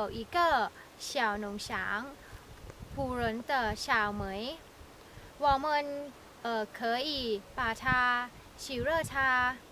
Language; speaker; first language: Chinese; non-native, learner; Thai